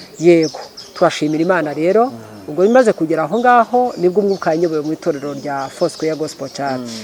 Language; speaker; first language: Kinyarwanda; early bilingual, heritage; Kinyarwanda